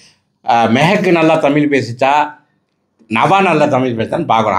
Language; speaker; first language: Tamil; native; Tamil